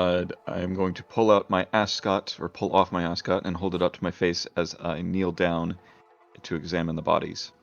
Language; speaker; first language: English; native; English